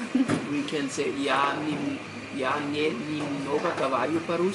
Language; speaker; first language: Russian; non-native, learner; German